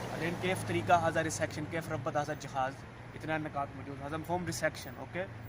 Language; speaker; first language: Arabic; non-native, learner; Urdu